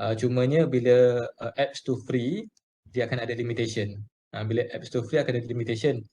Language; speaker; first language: Malay; native; Malay